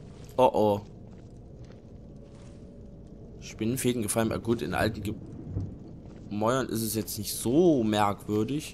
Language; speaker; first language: German; native; German